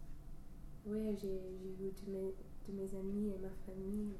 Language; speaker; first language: French; non-native, fluent; English